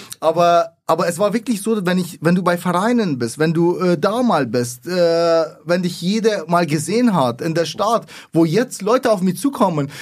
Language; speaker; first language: German; early bilingual, other home language; Arabic